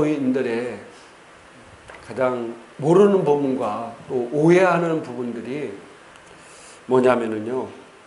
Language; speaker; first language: Korean; native; Korean